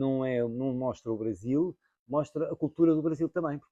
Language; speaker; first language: Portuguese; native; Portuguese